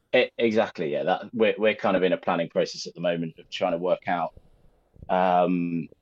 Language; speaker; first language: English; native; English